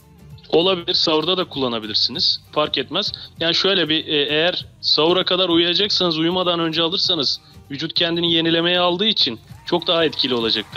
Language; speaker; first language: Turkish; native; Turkish